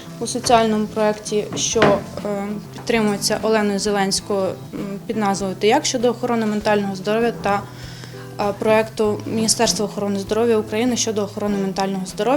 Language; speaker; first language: Ukrainian; native; Ukrainian